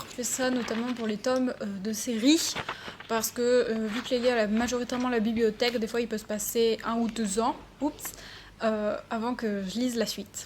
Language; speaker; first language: French; native; French